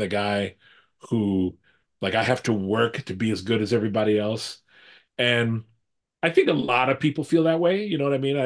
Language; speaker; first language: English; native; English